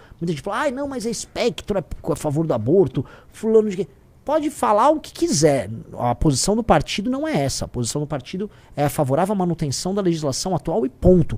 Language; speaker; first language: Portuguese; native; Portuguese